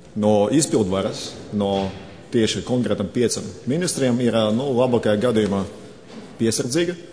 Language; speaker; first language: Latvian; non-native, local second language; Russian